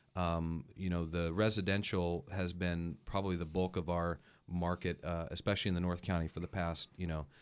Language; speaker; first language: English; native; English